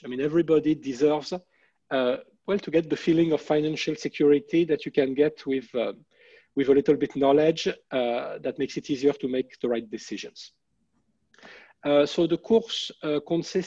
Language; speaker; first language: English; non-native, fluent; French